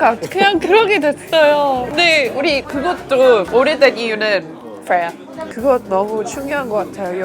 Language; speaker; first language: Korean; non-native, fluent; English